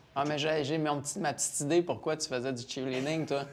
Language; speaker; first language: French; native; French